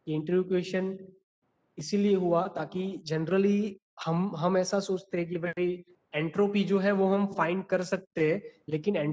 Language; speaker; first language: Hindi; non-native, local second language; Gujarati